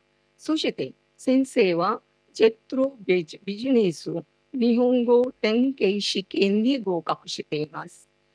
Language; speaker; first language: Japanese; non-native, fluent; Marathi